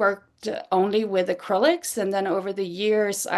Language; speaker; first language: English; non-native, fluent; Swedish